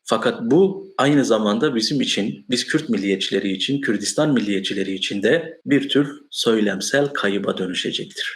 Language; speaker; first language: Turkish; non-native, local second language; Kurdish